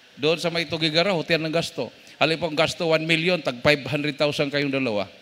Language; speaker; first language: Filipino; non-native, local second language; Cebuano